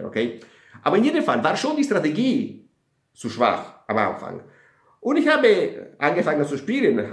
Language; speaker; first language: German; non-native, fluent; Italian